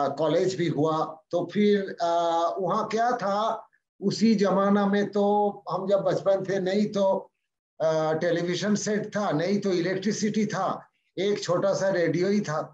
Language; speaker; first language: Hindi; non-native, local second language; Bangla